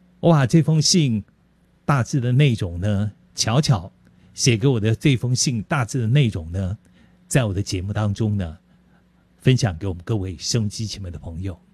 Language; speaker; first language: Chinese; native; Chinese